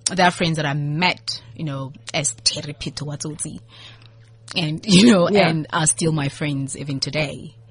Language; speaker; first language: English; non-native, local second language; Southern Sotho